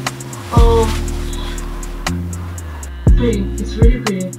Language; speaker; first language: English; non-native, learner; Italian